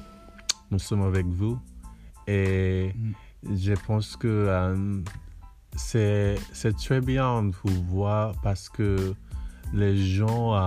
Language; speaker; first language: French; non-native, learner; English